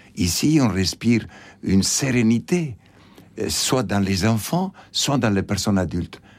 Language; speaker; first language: French; non-native, fluent; Spanish